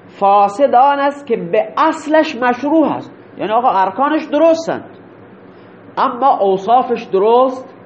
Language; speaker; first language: Persian; non-native, local second language; Baluchi